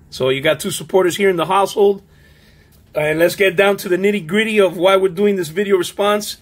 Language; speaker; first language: English; native; English